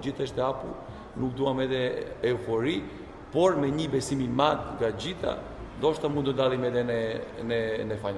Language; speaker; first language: Albanian; non-native, learner; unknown